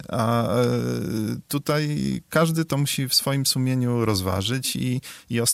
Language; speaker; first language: Polish; native; Polish